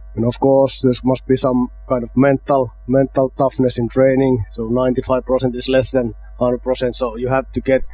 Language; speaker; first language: English; non-native, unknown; Finnish